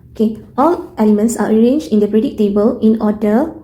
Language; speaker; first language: English; non-native, local second language; Malay